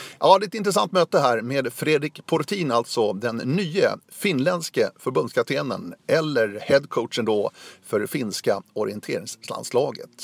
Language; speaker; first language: Swedish; native; Swedish